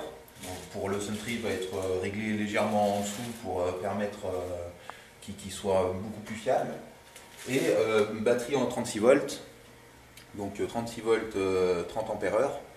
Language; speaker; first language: French; native; French